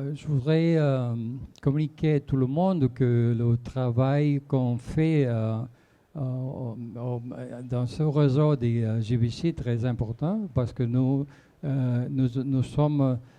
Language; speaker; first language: French; non-native, fluent; Spanish